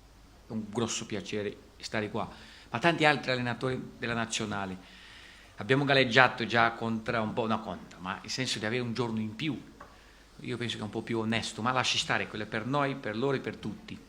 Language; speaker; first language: Italian; non-native, fluent; Portuguese